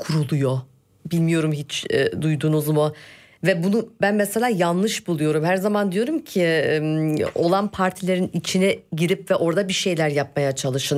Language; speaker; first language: Turkish; early bilingual, heritage; Turkish